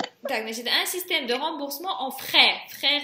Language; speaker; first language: French; non-native, fluent; Russian